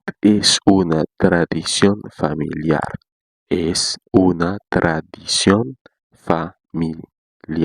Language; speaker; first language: Spanish; non-native, learner; Haitian Creole